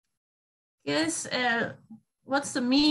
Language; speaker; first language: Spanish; non-native, learner; English